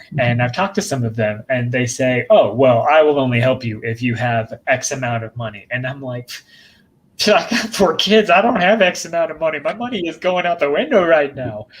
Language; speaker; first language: English; native; English